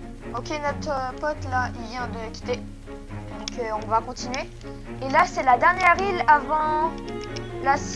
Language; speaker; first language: French; native; French